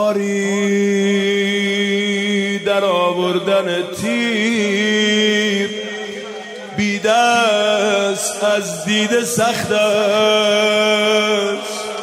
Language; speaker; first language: Persian; native; Persian